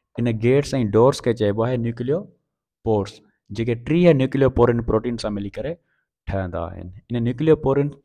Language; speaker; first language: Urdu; non-native, local second language; Sindhi